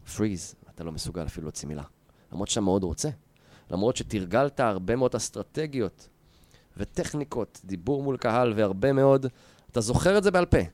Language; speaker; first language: Hebrew; native; Hebrew